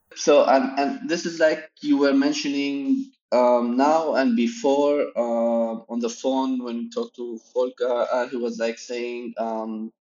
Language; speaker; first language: English; non-native, fluent; Arabic